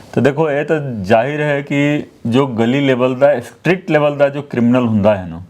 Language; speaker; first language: Hindi; non-native, local second language; Punjabi